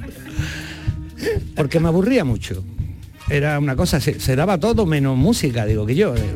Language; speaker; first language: Spanish; native; Spanish